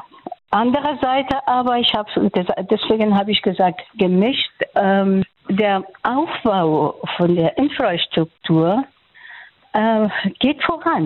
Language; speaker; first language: German; non-native, fluent; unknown